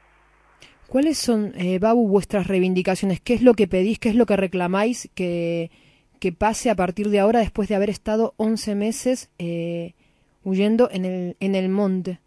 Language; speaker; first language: Spanish; native; Spanish